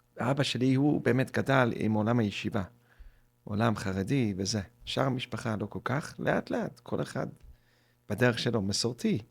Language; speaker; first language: Hebrew; non-native, fluent; English